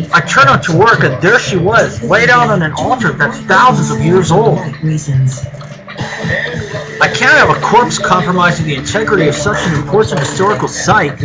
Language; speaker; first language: English; native; English